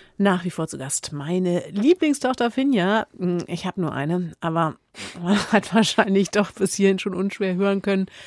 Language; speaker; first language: German; native; German